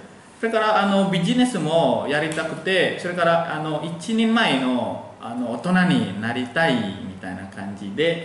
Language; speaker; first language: Japanese; non-native, fluent; Indonesian